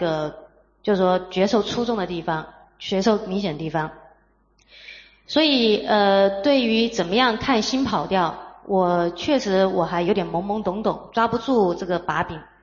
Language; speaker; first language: Chinese; native; Chinese